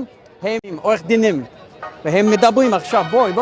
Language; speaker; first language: Hebrew; non-native, learner; English